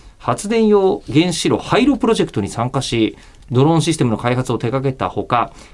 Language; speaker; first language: Japanese; native; Japanese